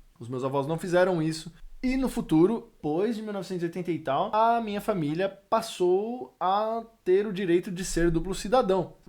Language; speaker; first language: Portuguese; native; Portuguese